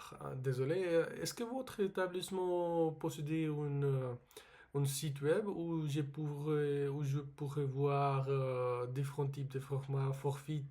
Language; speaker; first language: French; non-native, learner; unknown